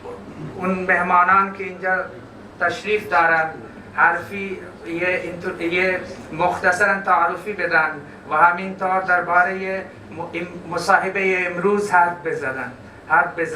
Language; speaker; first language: Persian; non-native, fluent; Hindi